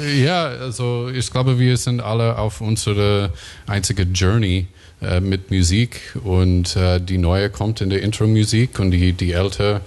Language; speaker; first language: German; non-native, fluent; English